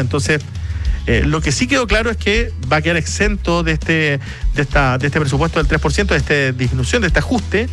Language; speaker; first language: Spanish; native; Spanish